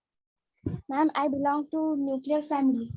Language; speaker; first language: English; non-native, learner; Odia